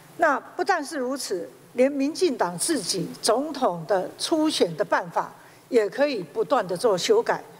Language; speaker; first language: Chinese; native; Chinese